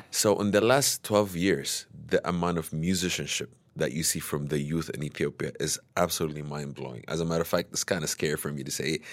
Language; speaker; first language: English; early bilingual, other home language; Amharic